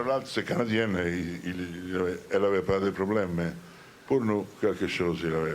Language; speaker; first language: French; non-native, learner; Italian